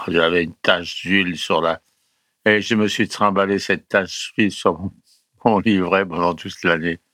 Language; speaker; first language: French; early bilingual, other home language; Italian